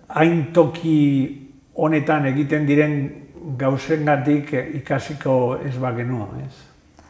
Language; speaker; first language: Basque; non-native, local second language; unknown